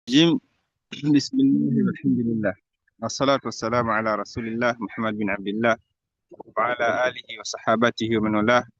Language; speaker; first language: Arabic; non-native, fluent; Swahili